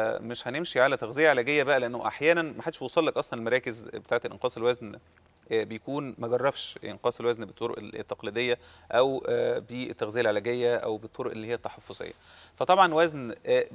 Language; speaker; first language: Arabic; native; Arabic